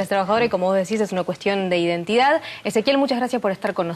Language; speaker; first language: Spanish; native; Spanish